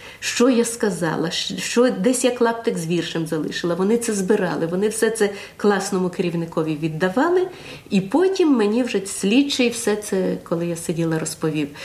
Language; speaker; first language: Ukrainian; native; Ukrainian